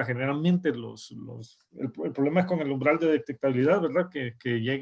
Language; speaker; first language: Spanish; native; Spanish